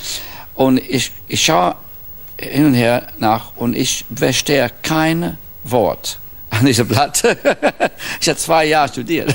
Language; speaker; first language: German; non-native, fluent; English